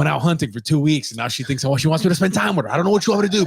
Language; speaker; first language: English; native; English